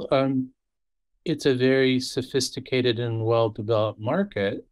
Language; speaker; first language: English; native; English